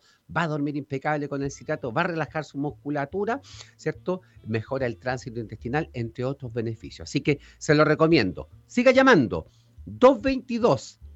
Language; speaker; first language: Spanish; native; Spanish